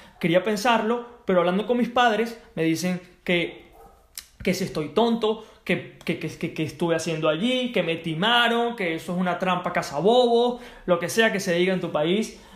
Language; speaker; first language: Spanish; native; Spanish